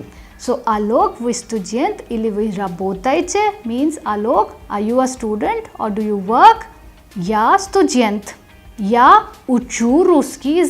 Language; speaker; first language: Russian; non-native, fluent; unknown